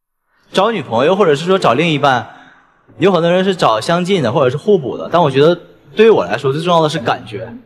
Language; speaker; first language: Chinese; native; Chinese